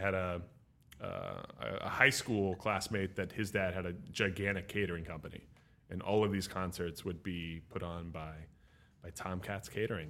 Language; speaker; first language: English; native; English